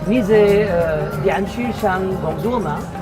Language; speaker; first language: Chinese; non-native, learner; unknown